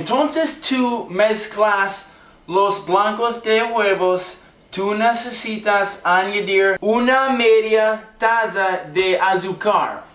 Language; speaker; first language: Spanish; non-native, learner; English